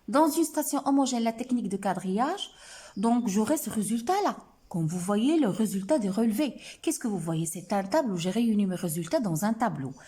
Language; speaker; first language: French; non-native, local second language; Arabic